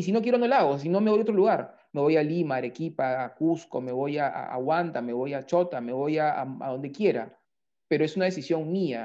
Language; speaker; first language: Spanish; native; Spanish